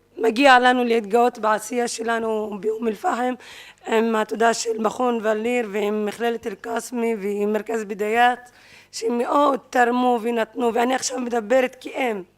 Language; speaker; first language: Hebrew; non-native, local second language; Arabic